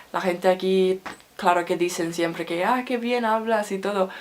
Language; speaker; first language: Spanish; non-native, learner; Finnish